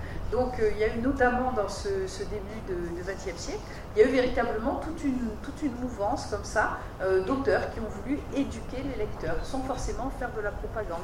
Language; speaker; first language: French; native; French